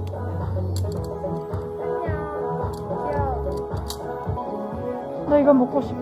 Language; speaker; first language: Korean; non-native, fluent; Cantonese